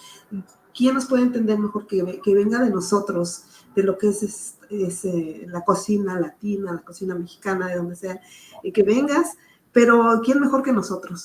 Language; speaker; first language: Spanish; native; Spanish